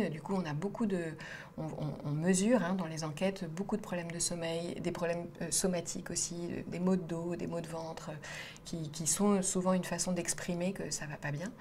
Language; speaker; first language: French; native; French